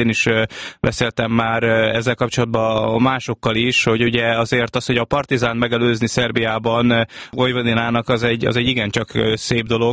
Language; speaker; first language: Hungarian; native; Hungarian